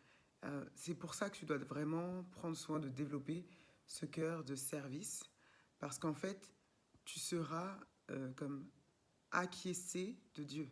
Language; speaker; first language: French; native; French